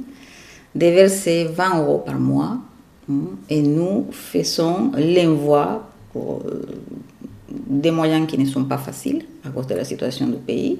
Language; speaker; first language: French; non-native, fluent; Spanish